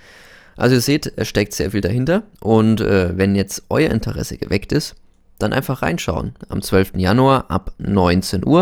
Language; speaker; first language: German; native; German